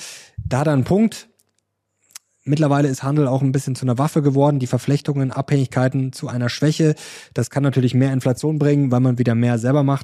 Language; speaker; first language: German; native; German